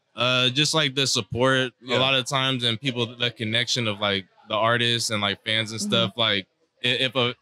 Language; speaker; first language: English; native; English